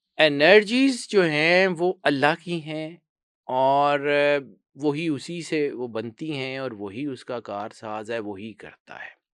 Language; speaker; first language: Urdu; non-native, local second language; Punjabi